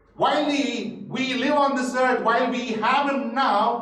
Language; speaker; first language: English; non-native, local second language; Tamil